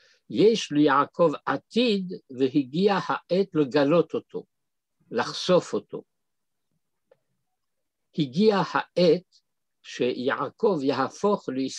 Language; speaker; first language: Hebrew; non-native, fluent; French